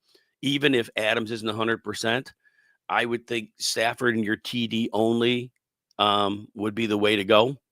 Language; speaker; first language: English; native; English